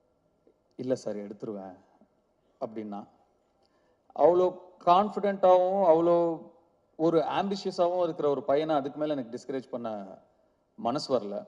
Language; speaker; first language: Tamil; native; Tamil